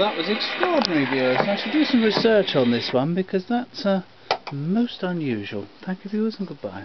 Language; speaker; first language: English; native; English